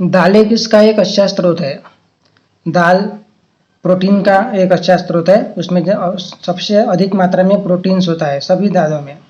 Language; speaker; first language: Hindi; non-native, local second language; Marathi